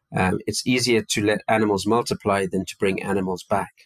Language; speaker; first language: English; native; English